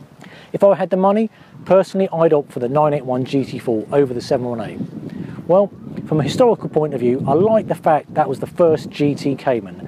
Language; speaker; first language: English; native; English